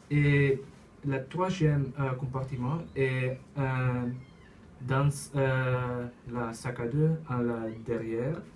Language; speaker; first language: French; non-native, learner; Dutch